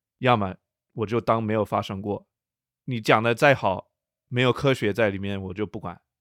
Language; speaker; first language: Chinese; non-native, fluent; English